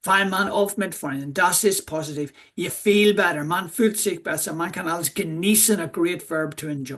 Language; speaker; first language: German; non-native, fluent; English